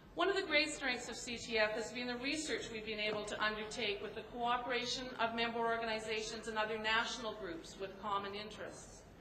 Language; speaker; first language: English; native; English